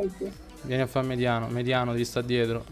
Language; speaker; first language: Italian; native; Italian